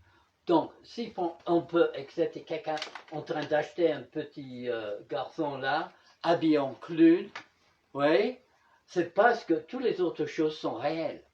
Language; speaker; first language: French; non-native, fluent; English